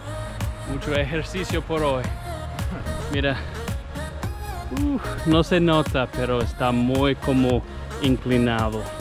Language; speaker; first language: Spanish; early bilingual, heritage; Spanish